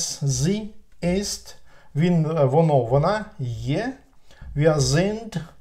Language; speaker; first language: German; non-native, fluent; Ukrainian